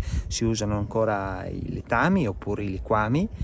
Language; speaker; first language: Italian; native; Italian